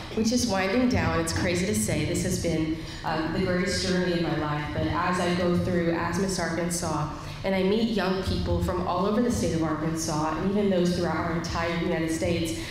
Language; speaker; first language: English; native; English